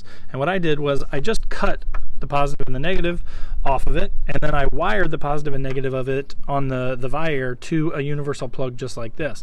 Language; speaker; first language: English; native; English